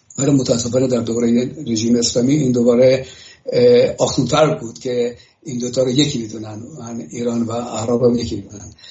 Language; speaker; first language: Persian; native; Persian